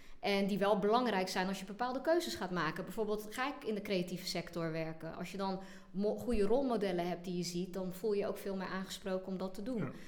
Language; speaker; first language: Dutch; native; Dutch